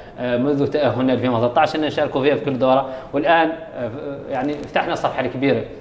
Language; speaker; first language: Arabic; native; Arabic